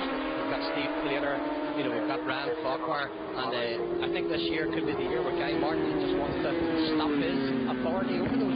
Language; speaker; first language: English; native; English